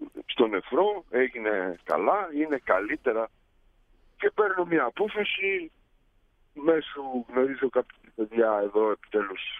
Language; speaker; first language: Greek; early bilingual, heritage; Greek